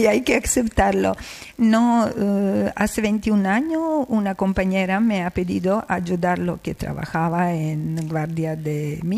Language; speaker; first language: Spanish; non-native, learner; Serbian